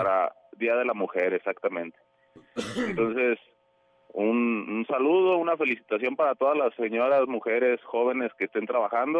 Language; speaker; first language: Spanish; native; Spanish